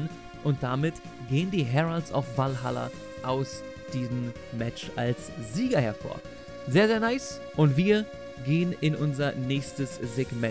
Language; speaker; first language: German; native; German